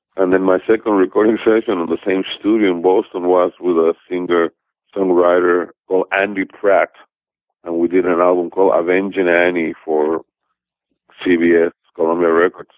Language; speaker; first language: English; non-native, fluent; Spanish